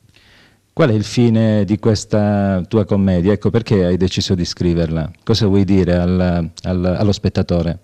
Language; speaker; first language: Italian; native; Italian